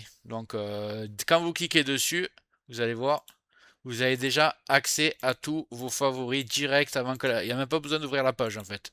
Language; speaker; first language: French; native; French